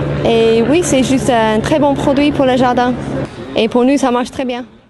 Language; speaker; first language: French; non-native, fluent; English